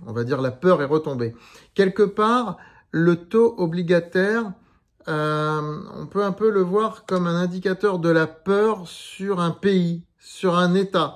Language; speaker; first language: French; native; French